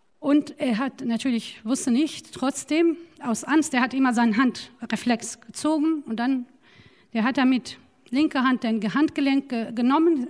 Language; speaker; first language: German; non-native, fluent; Turoyo